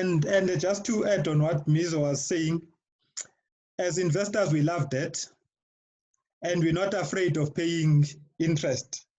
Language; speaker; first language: English; non-native, local second language; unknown